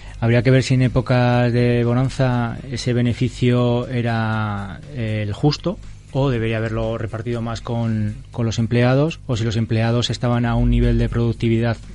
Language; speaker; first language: Spanish; native; Spanish